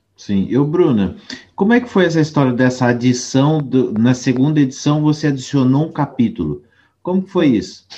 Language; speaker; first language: Portuguese; native; Portuguese